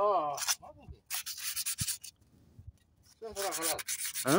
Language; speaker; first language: Arabic; non-native, learner; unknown